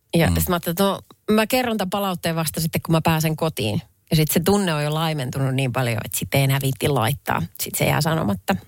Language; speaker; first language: Finnish; native; Finnish